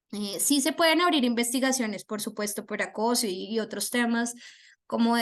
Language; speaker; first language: Spanish; native; Spanish